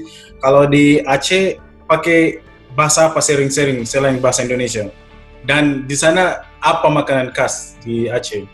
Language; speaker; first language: Indonesian; non-native, learner; English